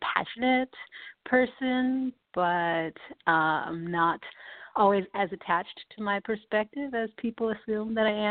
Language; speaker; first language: English; native; English